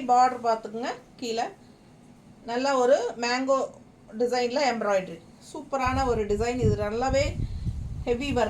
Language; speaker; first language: Tamil; native; Tamil